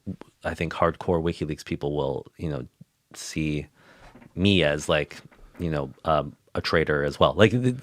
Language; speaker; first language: English; native; English